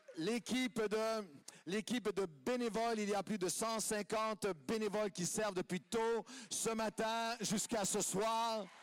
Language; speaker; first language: French; native; French